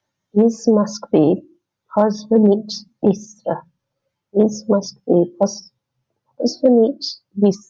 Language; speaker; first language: Russian; non-native, learner; English